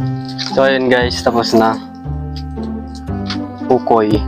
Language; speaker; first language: Filipino; native; Filipino